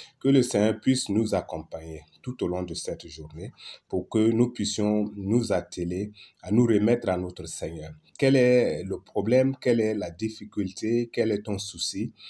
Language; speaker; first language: French; non-native, local second language; Lingala